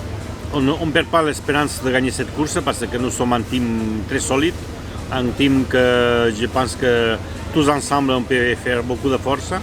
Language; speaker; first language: French; non-native, fluent; Italian